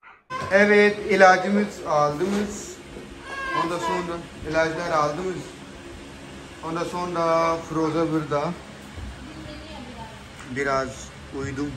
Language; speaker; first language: Turkish; non-native, learner; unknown